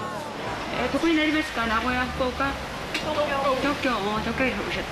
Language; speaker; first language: Korean; native; Korean